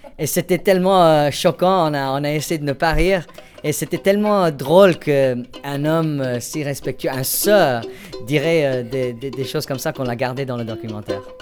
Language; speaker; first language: French; non-native, fluent; English